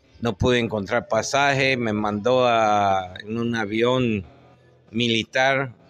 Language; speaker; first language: Spanish; non-native, fluent; English